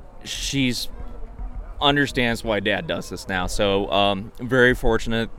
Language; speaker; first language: English; native; English